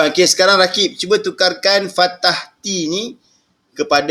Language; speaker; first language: Malay; native; Malay